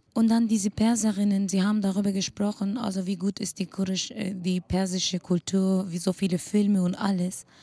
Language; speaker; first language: German; non-native, fluent; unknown